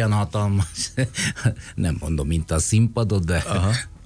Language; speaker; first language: Hungarian; non-native, fluent; Italian